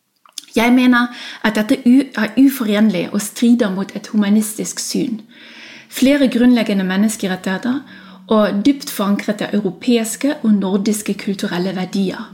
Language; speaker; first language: Norwegian; non-native, fluent; German